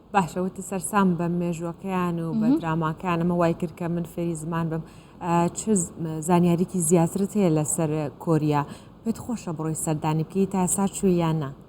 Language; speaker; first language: Central Kurdish; native; Central Kurdish